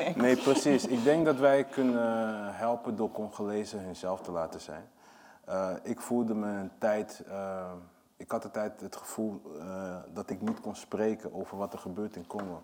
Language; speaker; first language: Dutch; early bilingual, other home language; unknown